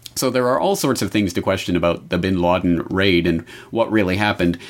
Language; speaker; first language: English; native; English